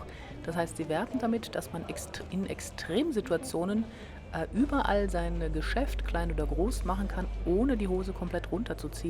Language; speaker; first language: German; native; German